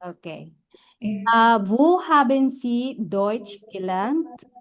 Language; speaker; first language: German; non-native, fluent; Filipino